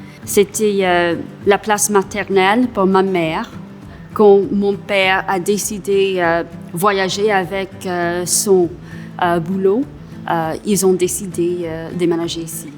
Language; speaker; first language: French; non-native, local second language; English